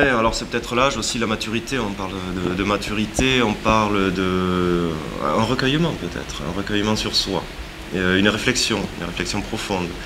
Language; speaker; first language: French; native; French